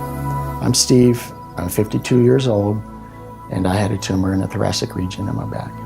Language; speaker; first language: English; native; English